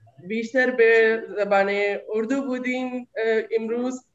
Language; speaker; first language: Persian; non-native, fluent; Urdu